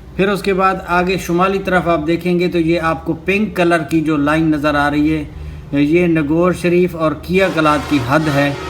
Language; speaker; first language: Urdu; non-native, local second language; Baluchi